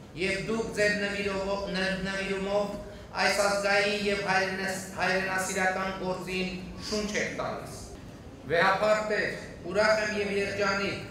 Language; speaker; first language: Armenian; native; Armenian